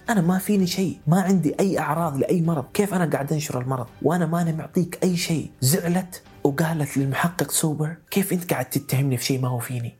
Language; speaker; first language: Arabic; native; Arabic